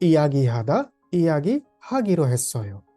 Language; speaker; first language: Korean; non-native, fluent; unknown